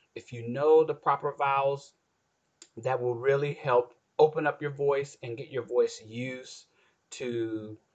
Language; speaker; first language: English; native; English